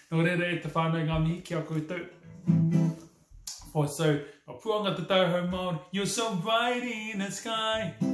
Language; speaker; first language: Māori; non-native, local second language; English